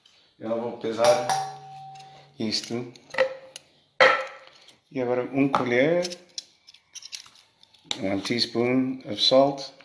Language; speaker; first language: Portuguese; early bilingual, heritage; Portuguese